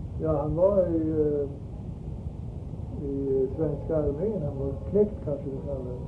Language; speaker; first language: Swedish; early bilingual, heritage; Swedish